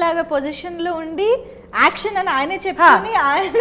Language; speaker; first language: Telugu; native; Telugu